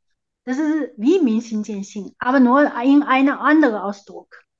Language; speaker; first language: German; non-native, fluent; Chinese